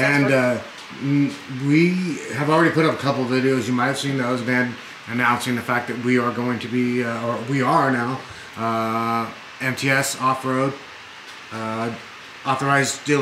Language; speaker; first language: English; native; English